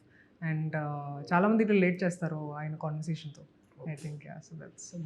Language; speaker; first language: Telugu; non-native, fluent; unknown